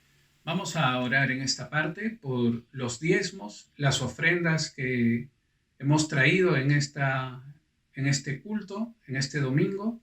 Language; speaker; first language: Spanish; native; Spanish